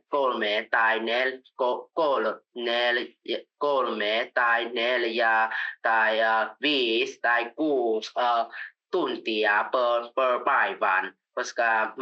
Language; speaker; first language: Finnish; non-native, learner; Vietnamese